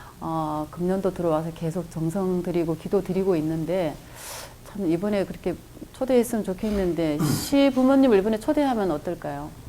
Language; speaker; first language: Korean; native; Korean